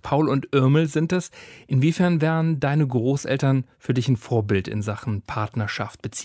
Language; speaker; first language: German; native; German